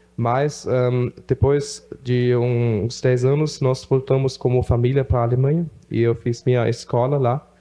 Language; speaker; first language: Portuguese; non-native, local second language; German